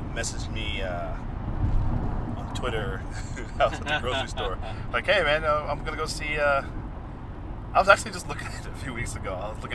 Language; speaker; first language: English; native; English